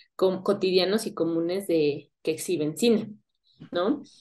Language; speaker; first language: Spanish; native; Spanish